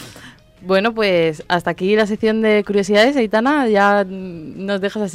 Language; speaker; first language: Spanish; native; Spanish